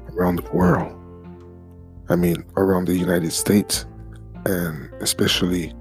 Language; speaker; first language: English; non-native, fluent; French